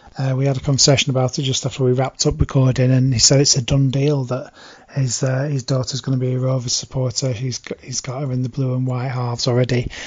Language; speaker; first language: English; native; English